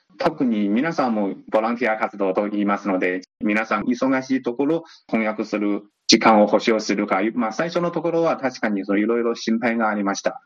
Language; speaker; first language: Japanese; non-native, fluent; Chinese